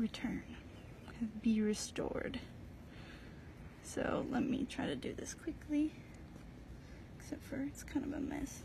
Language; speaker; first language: English; native; English